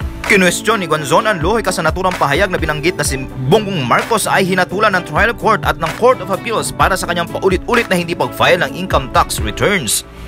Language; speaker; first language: Filipino; native; Filipino